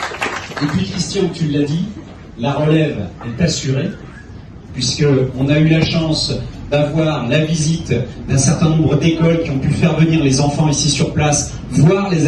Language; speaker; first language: French; native; French